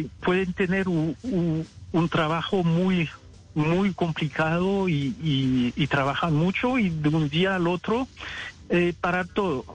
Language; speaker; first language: Spanish; non-native, fluent; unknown